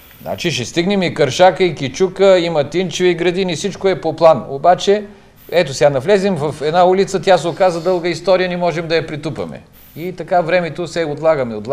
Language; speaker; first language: Bulgarian; native; Bulgarian